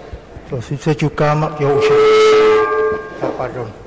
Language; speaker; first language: Czech; native; Czech